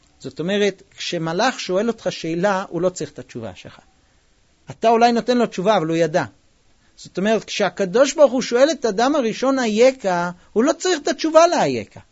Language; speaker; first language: Hebrew; non-native, fluent; English